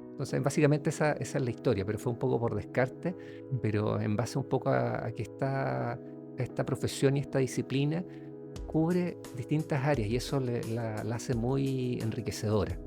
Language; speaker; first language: Spanish; native; Spanish